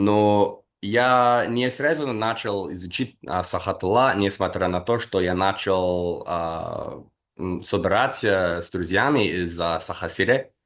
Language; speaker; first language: Russian; non-native, fluent; English